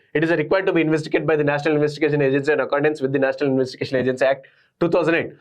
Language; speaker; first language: English; non-native, local second language; Telugu